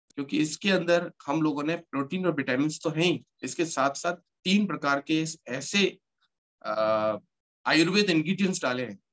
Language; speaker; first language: Hindi; native; Hindi